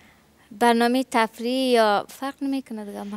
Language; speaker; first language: Persian; native; Persian